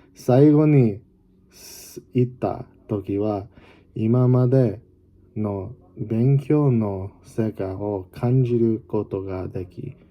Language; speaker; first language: Japanese; non-native, learner; English